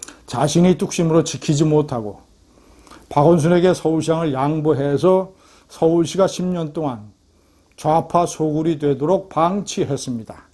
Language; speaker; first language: Korean; native; Korean